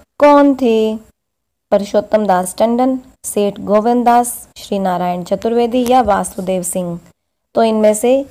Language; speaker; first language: Hindi; native; Hindi